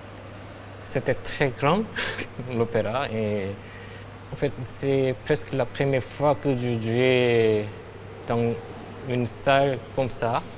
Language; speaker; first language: French; non-native, learner; Korean